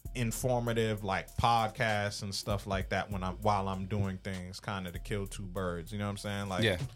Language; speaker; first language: English; early bilingual, other home language; Spanish